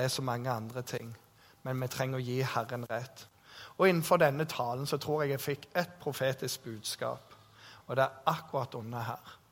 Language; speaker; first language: Norwegian; native; Norwegian